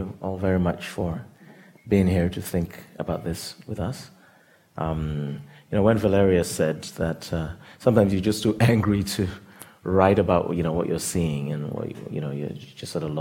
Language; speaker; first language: English; non-native, local second language; Yoruba